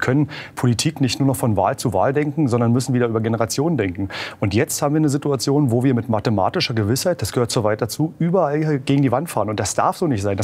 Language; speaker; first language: German; native; German